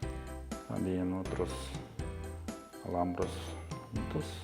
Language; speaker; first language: Spanish; non-native, learner; Russian